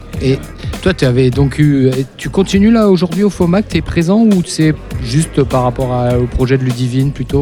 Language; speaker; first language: French; native; French